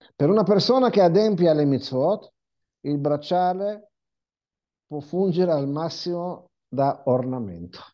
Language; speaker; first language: Italian; non-native, fluent; Hebrew